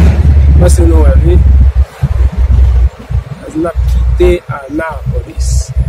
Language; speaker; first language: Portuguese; non-native, learner; Haitian Creole